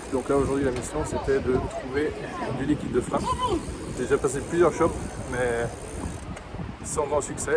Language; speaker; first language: French; native; French